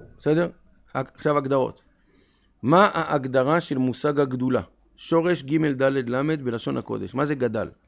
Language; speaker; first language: Hebrew; native; Hebrew